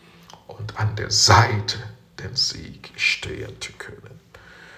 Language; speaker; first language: German; non-native, fluent; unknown